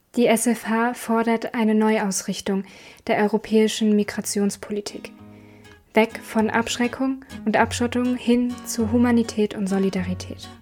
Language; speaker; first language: German; native; German